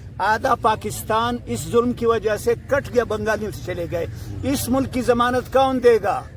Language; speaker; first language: Urdu; non-native, local second language; Pashto